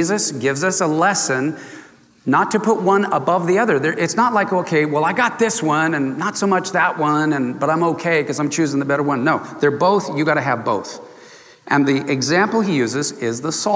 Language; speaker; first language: English; native; English